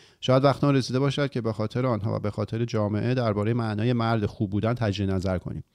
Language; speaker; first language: Persian; native; Persian